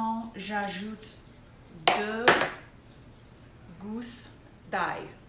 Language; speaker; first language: French; non-native, local second language; English